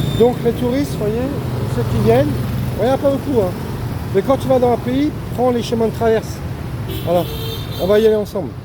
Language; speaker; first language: French; native; French